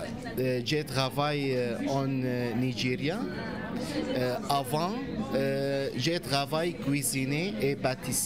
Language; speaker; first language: French; non-native, learner; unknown